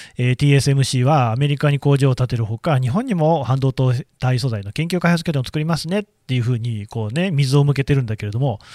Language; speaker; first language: Japanese; native; Japanese